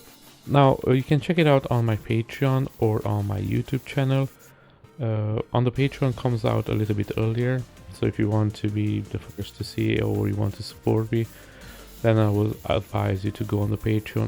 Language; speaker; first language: English; non-native, fluent; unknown